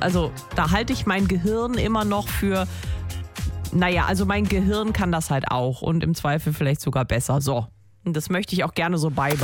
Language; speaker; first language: German; native; German